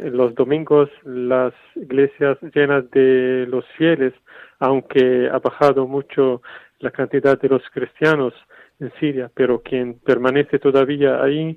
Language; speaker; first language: Spanish; non-native, fluent; Arabic